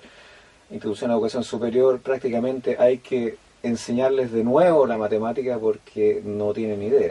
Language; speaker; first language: Spanish; native; Spanish